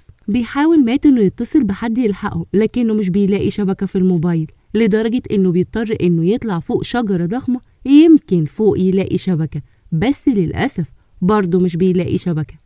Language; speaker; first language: Arabic; native; Arabic